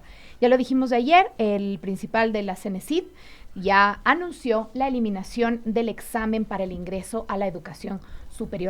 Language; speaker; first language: Spanish; native; Spanish